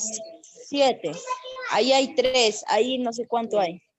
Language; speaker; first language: Spanish; native; Spanish